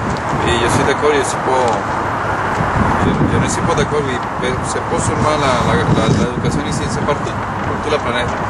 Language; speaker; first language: French; non-native, learner; Spanish